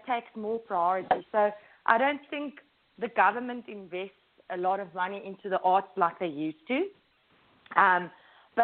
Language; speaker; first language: English; native; English